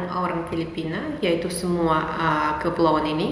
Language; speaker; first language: Indonesian; non-native, fluent; Russian